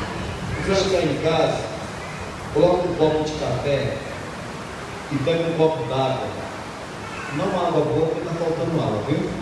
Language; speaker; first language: Portuguese; native; Portuguese